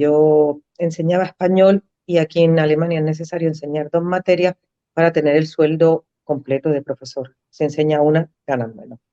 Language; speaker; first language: Spanish; native; Spanish